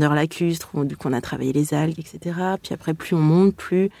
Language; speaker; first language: French; native; French